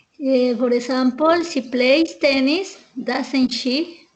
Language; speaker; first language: English; non-native, learner; Spanish